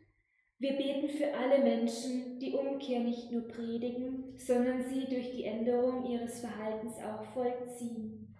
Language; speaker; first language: German; native; German